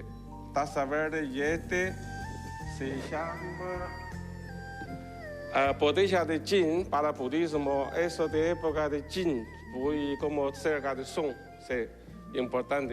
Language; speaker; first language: Spanish; non-native, learner; Chinese